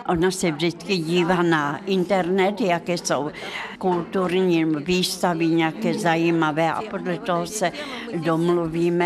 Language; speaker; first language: Czech; non-native, fluent; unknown